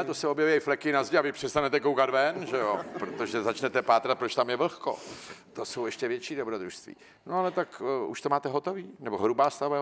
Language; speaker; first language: Czech; native; Czech